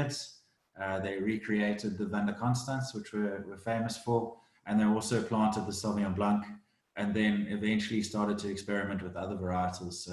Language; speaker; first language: English; native; English